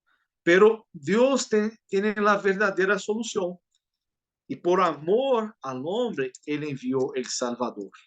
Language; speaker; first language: Portuguese; non-native, learner; Spanish